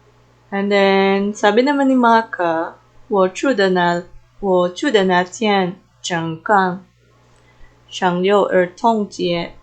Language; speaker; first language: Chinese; non-native, learner; Filipino